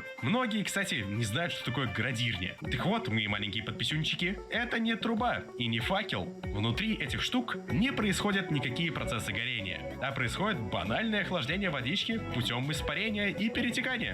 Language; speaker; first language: Russian; native; Russian